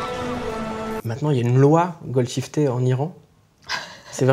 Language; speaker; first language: French; native; French